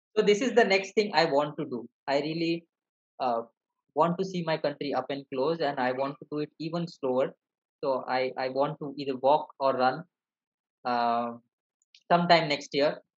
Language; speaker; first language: English; non-native, local second language; Malayalam